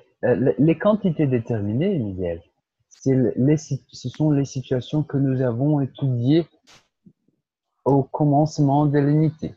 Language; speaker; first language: French; non-native, fluent; Portuguese